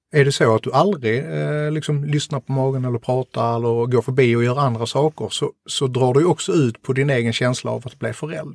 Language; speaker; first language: Swedish; native; Swedish